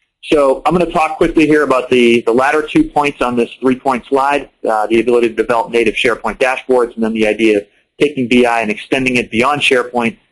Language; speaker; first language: English; native; English